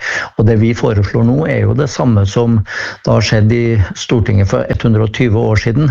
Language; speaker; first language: Norwegian; native; Norwegian